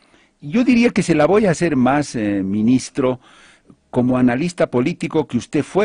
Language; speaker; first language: Spanish; native; Spanish